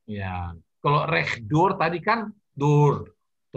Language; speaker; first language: Dutch; non-native, learner; Indonesian